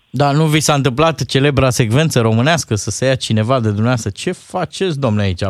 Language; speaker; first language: Romanian; native; Romanian